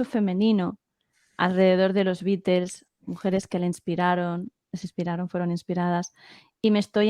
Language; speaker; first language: Spanish; native; Spanish